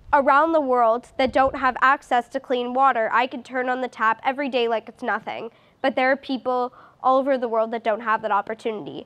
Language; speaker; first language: English; native; English